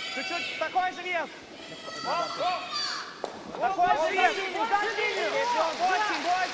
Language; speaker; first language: Russian; native; Russian